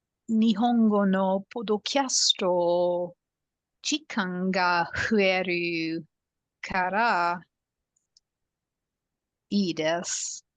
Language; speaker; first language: Japanese; non-native, learner; English